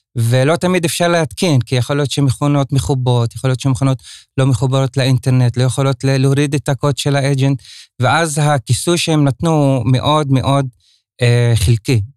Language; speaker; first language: Hebrew; non-native, local second language; Arabic